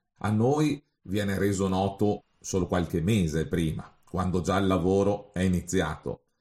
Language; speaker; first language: Italian; native; Italian